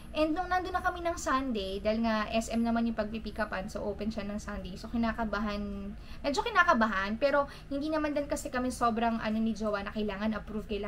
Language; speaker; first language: Filipino; native; Filipino